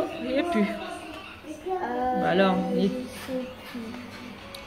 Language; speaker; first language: French; native; French